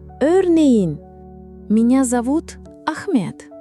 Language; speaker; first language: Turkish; non-native, fluent; Russian